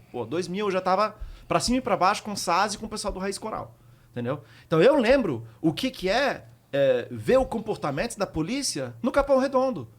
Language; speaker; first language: Portuguese; early bilingual, heritage; Portuguese